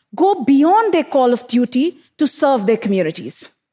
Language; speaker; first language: English; non-native, local second language; Hindi